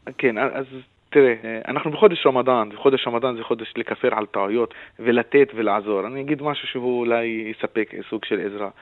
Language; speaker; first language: Hebrew; non-native, local second language; Arabic